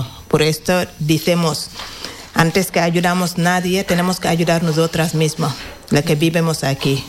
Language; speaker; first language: Spanish; non-native, learner; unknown